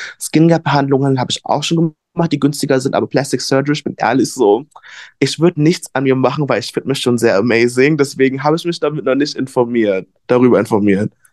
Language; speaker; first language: German; early bilingual, other home language; Vietnamese